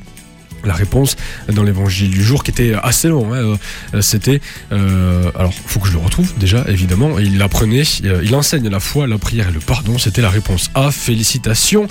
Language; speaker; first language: French; native; French